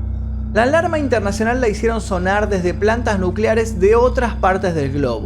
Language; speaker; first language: Spanish; native; Spanish